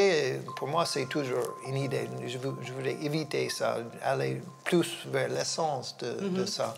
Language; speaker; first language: French; non-native, fluent; English